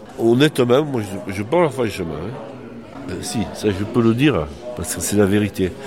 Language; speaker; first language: French; native; French